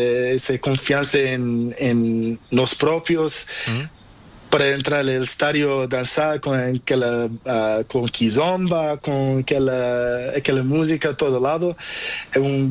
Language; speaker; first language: Spanish; non-native, learner; Portuguese